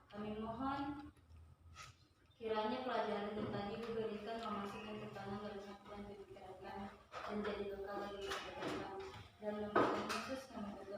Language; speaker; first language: Indonesian; native; Indonesian